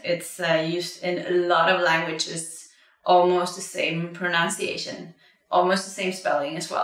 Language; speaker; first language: English; non-native, fluent; Swedish